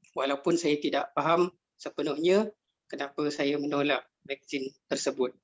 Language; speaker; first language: Malay; non-native, local second language; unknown